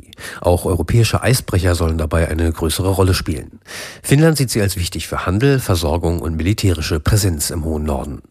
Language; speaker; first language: German; native; German